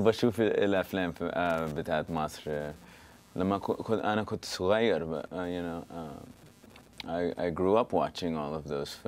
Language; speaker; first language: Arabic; early bilingual, heritage; English